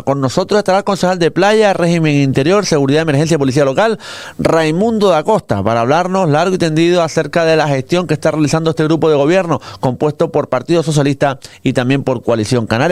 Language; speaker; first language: Spanish; native; Spanish